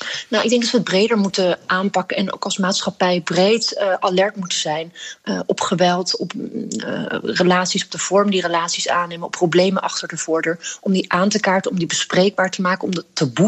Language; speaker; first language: Dutch; native; Dutch